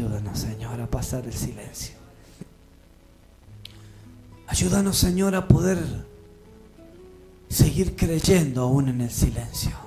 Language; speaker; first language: Spanish; native; Spanish